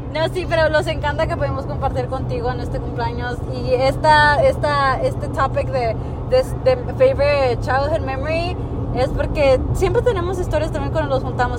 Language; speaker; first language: Spanish; early bilingual, heritage; Spanish